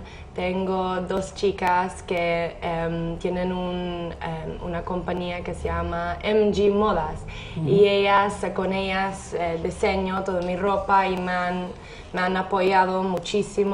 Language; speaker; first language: Spanish; non-native, fluent; English